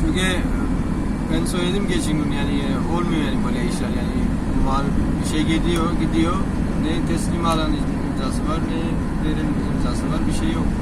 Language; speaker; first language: Turkish; non-native, learner; Urdu